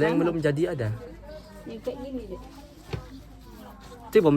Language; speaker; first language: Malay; non-native, learner; Thai